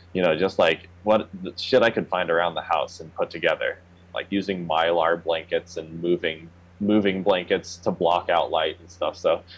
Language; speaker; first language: English; native; English